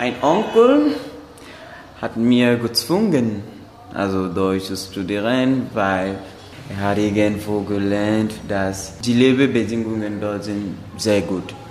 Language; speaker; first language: German; non-native, learner; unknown